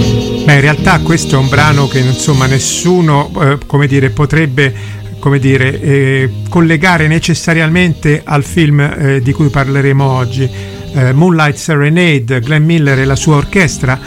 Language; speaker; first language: Italian; native; Italian